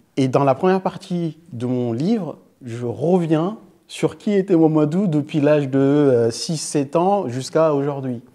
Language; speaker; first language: French; early bilingual, other home language; Fula